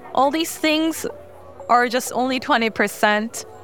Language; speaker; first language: English; non-native, fluent; Korean